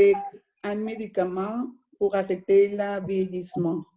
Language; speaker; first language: French; non-native, learner; Spanish